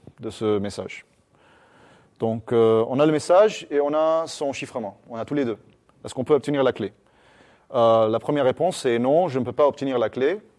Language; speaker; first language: French; native; French